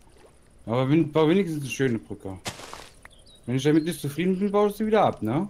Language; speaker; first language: German; native; German